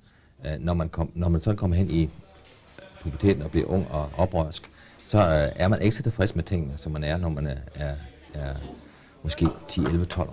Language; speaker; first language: Danish; native; Danish